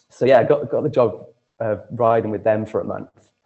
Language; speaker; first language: English; native; English